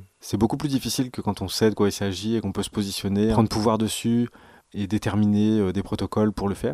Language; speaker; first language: French; native; French